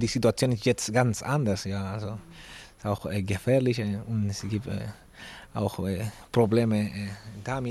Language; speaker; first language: German; non-native, learner; Spanish